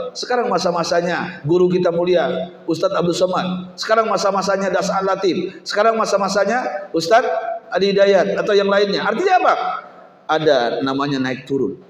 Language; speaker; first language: Indonesian; native; Indonesian